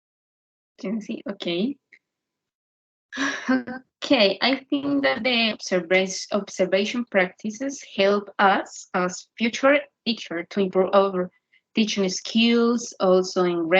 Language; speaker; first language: English; non-native, learner; Spanish